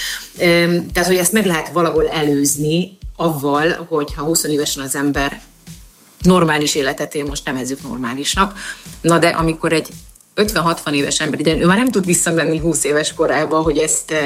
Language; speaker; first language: Hungarian; native; Hungarian